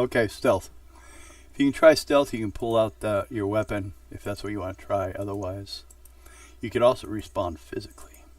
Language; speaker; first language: English; native; English